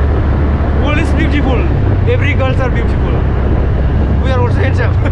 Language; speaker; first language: English; non-native, learner; Bodo